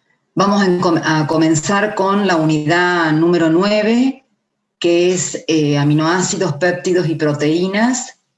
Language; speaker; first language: Spanish; native; Spanish